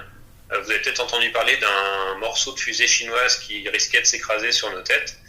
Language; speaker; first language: French; native; French